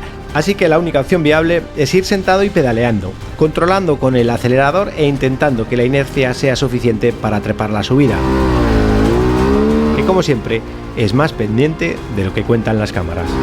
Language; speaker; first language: Spanish; native; Spanish